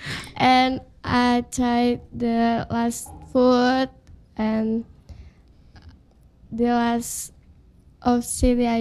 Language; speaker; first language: English; non-native, learner; Indonesian